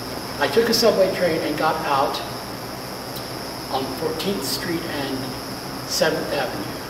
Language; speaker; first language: English; native; English